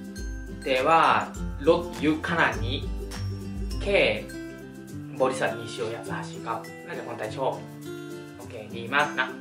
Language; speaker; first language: Thai; non-native, fluent; Japanese